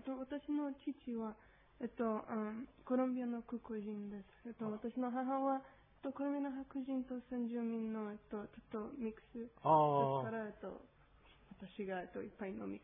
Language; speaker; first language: Japanese; non-native, learner; Spanish